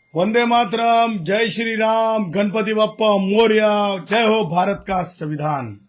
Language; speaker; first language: Hindi; non-native, local second language; Marathi